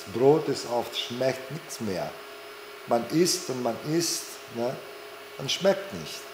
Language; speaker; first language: German; non-native, fluent; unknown